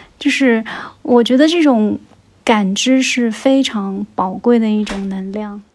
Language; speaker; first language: Chinese; native; Chinese